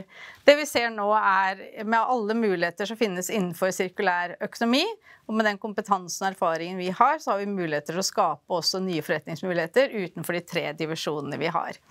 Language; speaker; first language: Norwegian; native; Norwegian